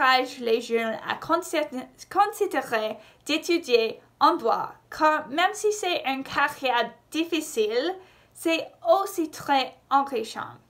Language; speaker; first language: French; non-native, local second language; English